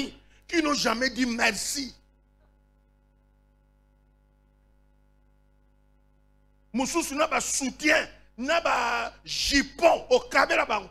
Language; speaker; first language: French; non-native, local second language; Lingala